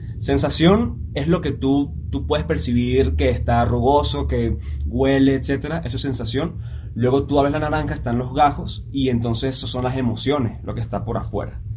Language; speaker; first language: Spanish; native; Spanish